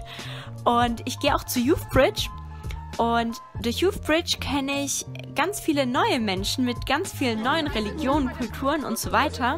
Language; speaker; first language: German; early bilingual, other home language; Russian